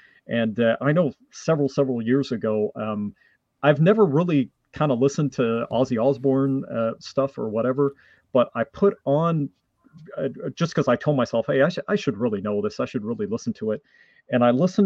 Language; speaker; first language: English; non-native, fluent; French